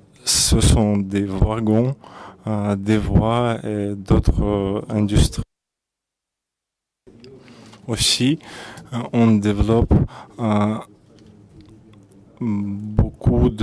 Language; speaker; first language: French; non-native, fluent; Russian